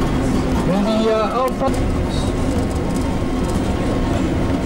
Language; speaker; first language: German; non-native, fluent; Spanish